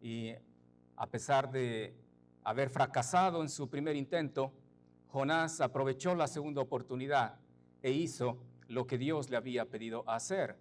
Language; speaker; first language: Spanish; native; Spanish